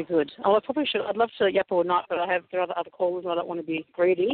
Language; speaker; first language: English; native; English